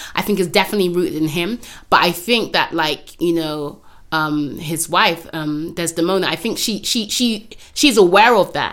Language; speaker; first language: English; native; English